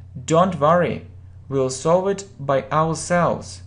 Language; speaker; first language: English; non-native, fluent; Russian